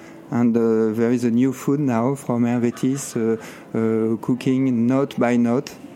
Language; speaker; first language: English; non-native, fluent; French